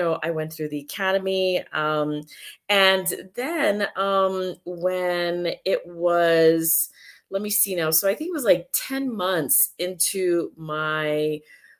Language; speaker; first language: English; early bilingual, other home language; Spanish